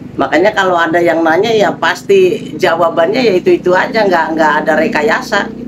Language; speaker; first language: Indonesian; native; Indonesian